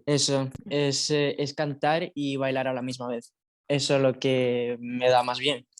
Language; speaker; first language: Spanish; early bilingual, heritage; Spanish